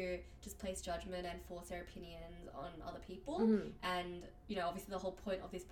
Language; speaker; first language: English; non-native, local second language; Cantonese